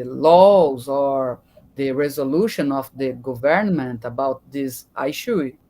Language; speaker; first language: English; non-native, learner; Portuguese